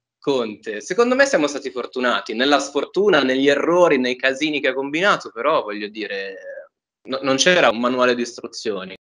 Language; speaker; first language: Italian; native; Italian